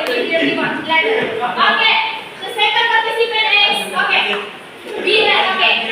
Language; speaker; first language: English; non-native, learner; Indonesian